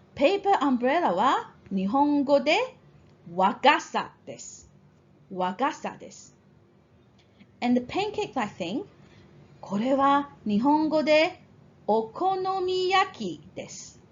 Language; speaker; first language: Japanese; non-native, fluent; English